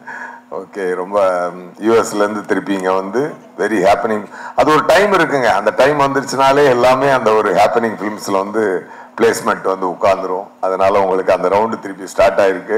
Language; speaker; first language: Tamil; native; Tamil